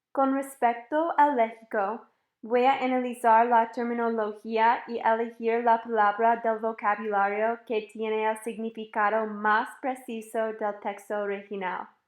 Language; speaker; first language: Spanish; non-native, fluent; English